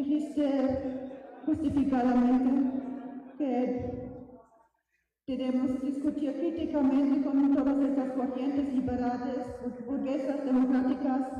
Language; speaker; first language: Spanish; non-native, fluent; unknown